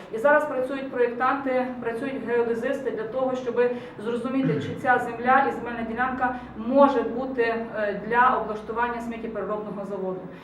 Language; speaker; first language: Ukrainian; native; Ukrainian